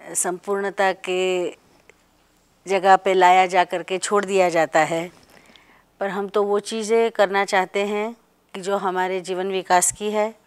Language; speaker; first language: Hindi; non-native, local second language; Marathi